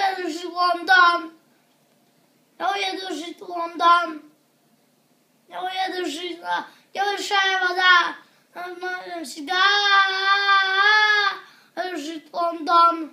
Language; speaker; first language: Swedish; non-native, learner; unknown